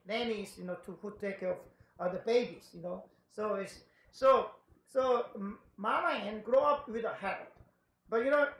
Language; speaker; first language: English; non-native, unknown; Korean